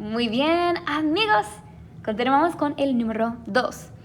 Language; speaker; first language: Spanish; non-native, fluent; English